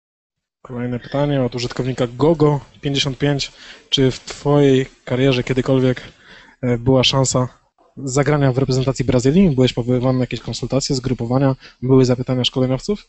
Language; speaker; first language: Polish; native; Polish